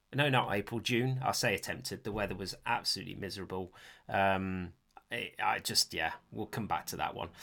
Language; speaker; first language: English; native; English